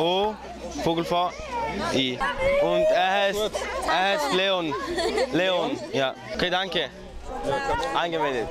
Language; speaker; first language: German; early bilingual, other home language; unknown